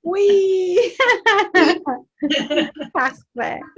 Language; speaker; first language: French; non-native, learner; English